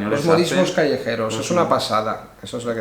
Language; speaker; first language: Spanish; non-native, fluent; Italian